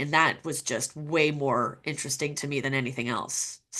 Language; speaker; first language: English; native; English